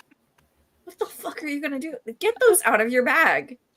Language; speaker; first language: English; native; English